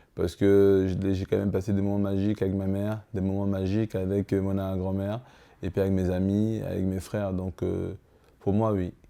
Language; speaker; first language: French; early bilingual, other home language; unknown